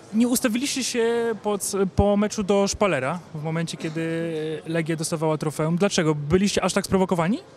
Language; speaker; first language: Polish; native; Polish